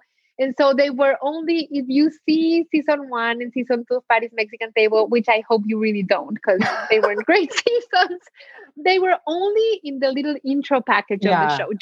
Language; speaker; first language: English; non-native, fluent; Spanish